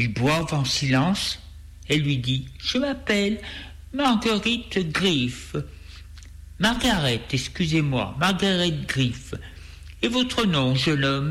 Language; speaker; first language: French; native; French